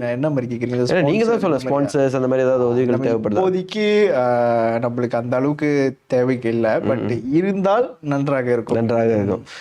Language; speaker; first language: Tamil; early bilingual, heritage; Tamil